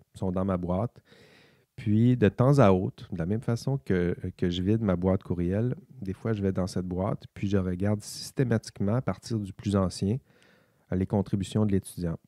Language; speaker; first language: French; native; French